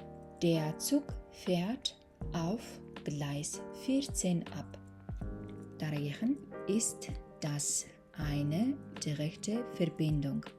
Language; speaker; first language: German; non-native, fluent; Mongolian